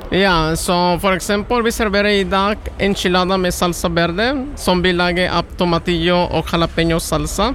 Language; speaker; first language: Norwegian; non-native, learner; Spanish